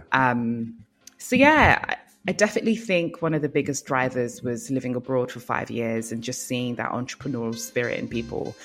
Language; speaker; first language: English; early bilingual, other home language; Yoruba